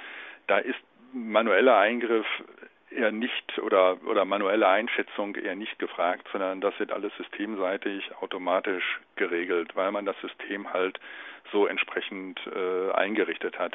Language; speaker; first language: German; native; German